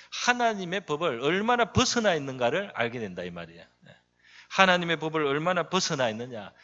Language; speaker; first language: Korean; native; Korean